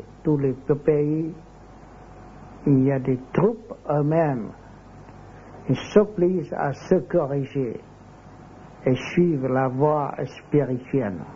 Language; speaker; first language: French; non-native, learner; Vietnamese